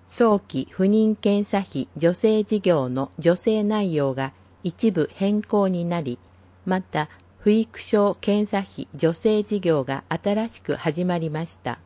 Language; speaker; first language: Japanese; native; Japanese